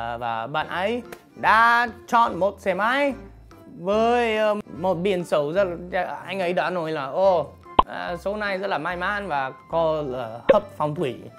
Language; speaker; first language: Vietnamese; non-native, fluent; English